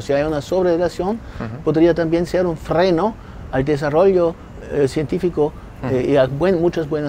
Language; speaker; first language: Spanish; non-native, fluent; German